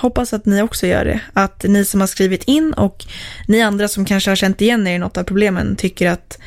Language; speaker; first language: Swedish; native; Swedish